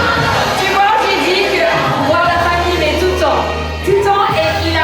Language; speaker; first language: French; non-native, learner; English